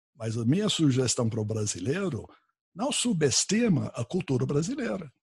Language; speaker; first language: Portuguese; non-native, fluent; English